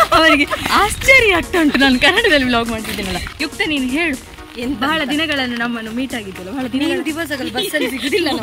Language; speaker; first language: Kannada; non-native, local second language; Tulu